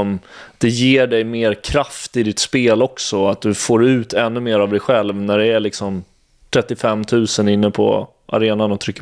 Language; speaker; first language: Swedish; native; Swedish